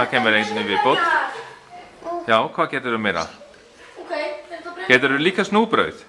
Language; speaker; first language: Icelandic; native; Icelandic